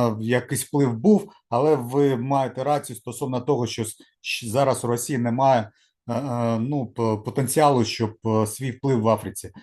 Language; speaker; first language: Ukrainian; non-native, local second language; Russian